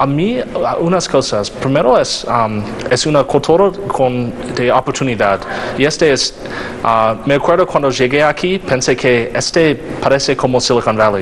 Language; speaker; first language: Spanish; non-native, learner; English